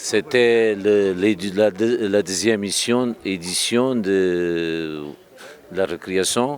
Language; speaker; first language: French; non-native, fluent; Kabuverdianu